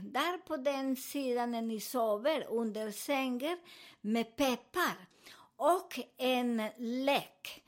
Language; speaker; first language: Swedish; non-native, learner; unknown